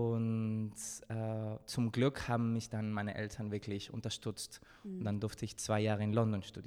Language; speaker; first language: German; non-native, fluent; Spanish